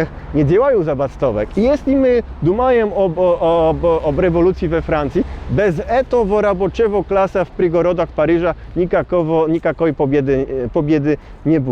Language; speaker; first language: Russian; non-native, learner; Polish